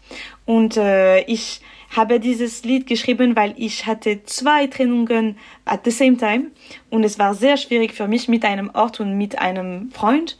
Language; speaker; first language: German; non-native, learner; French